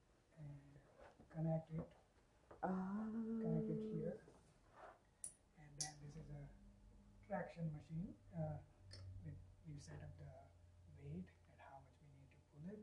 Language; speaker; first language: English; non-native, local second language; Gujarati